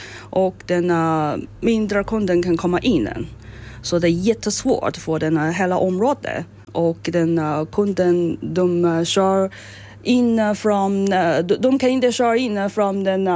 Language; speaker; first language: Swedish; non-native, learner; Chinese